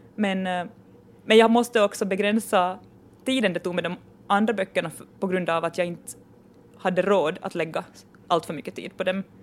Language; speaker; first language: Swedish; native; Swedish